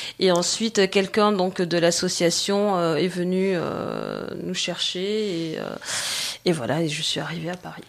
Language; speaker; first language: French; native; French